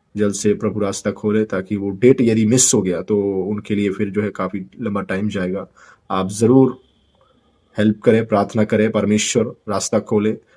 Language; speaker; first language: Hindi; native; Hindi